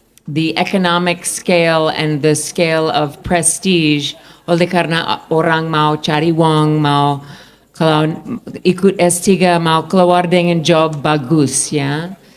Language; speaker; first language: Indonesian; non-native, fluent; English